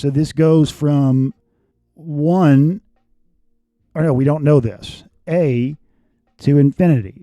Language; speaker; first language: English; native; English